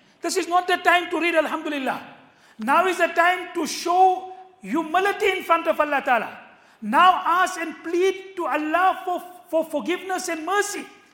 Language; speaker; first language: English; native; English